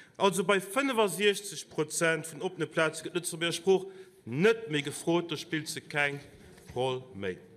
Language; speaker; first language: Luxembourgish; native; Luxembourgish